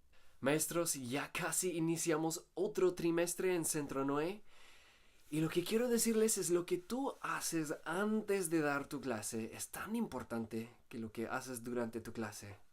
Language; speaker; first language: Spanish; non-native, fluent; English